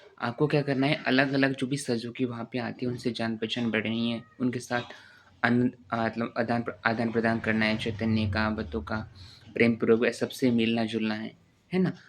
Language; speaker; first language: Hindi; non-native, local second language; Marathi